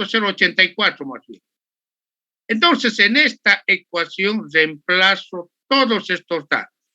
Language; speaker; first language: Spanish; native; Spanish